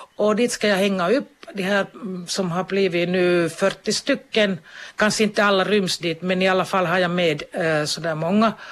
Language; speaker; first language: Swedish; non-native, local second language; Finnish